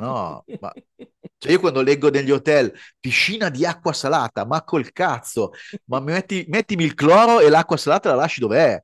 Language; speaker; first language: Italian; native; Italian